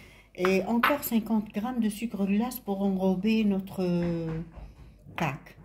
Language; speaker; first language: French; non-native, local second language; Arabic